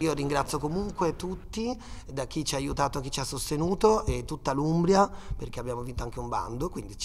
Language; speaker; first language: Italian; native; Italian